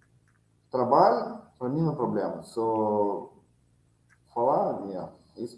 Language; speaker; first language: Portuguese; non-native, learner; Russian